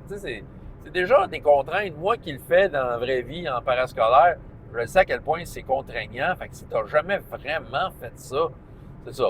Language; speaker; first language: French; native; French